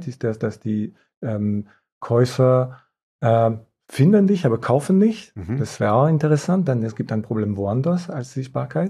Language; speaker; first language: German; non-native, fluent; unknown